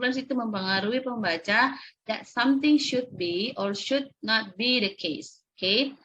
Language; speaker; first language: English; non-native, learner; Indonesian